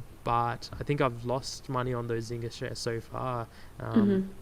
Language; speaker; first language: English; native; English